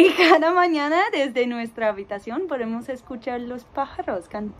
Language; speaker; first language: Spanish; non-native, fluent; English